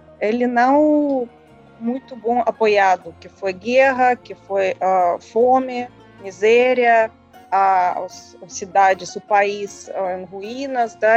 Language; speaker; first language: Portuguese; non-native, learner; Russian